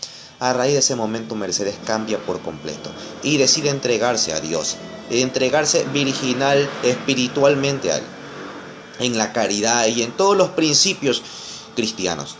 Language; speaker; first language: Spanish; native; Spanish